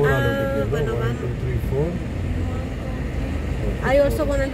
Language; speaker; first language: Spanish; native; Spanish